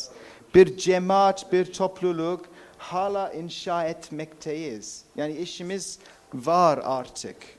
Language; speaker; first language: Turkish; non-native, fluent; English